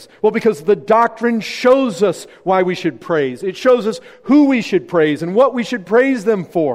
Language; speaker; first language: English; native; English